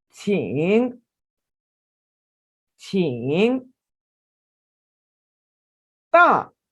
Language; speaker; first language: Chinese; non-native, fluent; Urdu